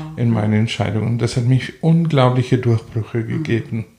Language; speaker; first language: German; non-native, fluent; Afrikaans